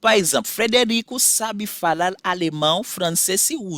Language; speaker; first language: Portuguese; non-native, fluent; Haitian Creole